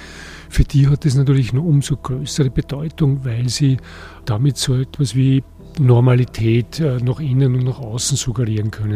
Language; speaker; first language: German; native; German